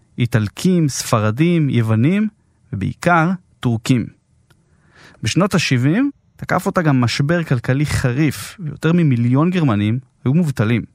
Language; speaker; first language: Hebrew; native; Hebrew